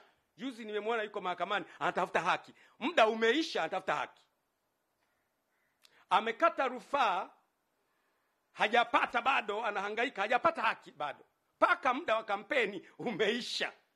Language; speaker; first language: Swahili; native; Swahili